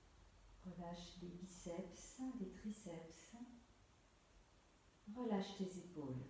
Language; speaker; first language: French; native; French